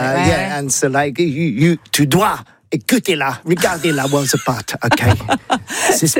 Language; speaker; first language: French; non-native, learner; English